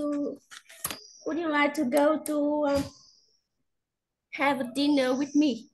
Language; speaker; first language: English; non-native, learner; Vietnamese